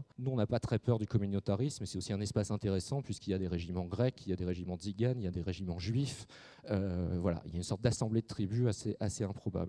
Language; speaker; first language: French; native; French